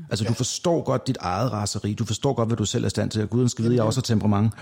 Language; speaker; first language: Danish; native; Danish